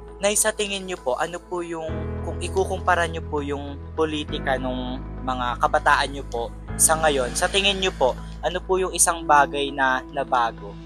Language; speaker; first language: Filipino; native; Filipino